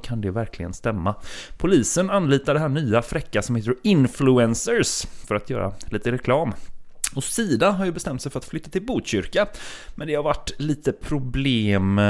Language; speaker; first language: Swedish; native; Swedish